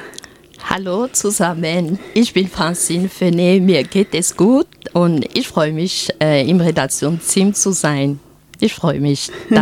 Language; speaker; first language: German; non-native, fluent; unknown